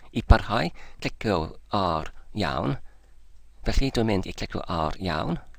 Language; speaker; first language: Welsh; non-native, fluent; English